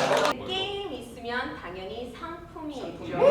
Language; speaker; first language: Korean; early bilingual, heritage; English